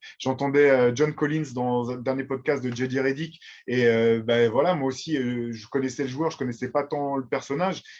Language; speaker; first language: French; native; French